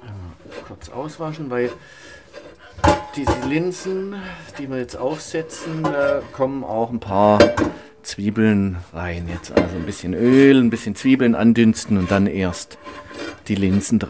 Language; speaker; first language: German; native; German